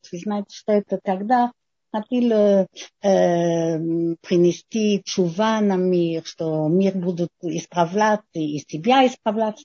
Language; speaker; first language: Russian; non-native, fluent; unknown